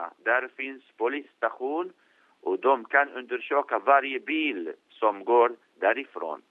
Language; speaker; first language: Swedish; non-native, fluent; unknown